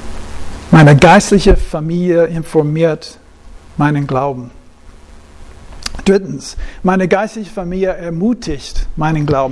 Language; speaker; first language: German; non-native, fluent; English